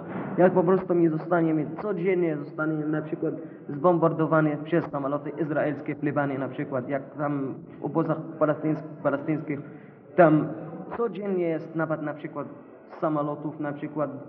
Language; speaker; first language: Polish; non-native, learner; Arabic